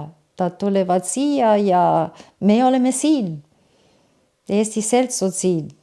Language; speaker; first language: Estonian; early bilingual, heritage; Estonian